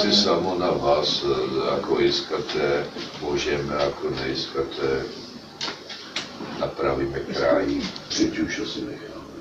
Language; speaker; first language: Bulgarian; non-native, learner; Czech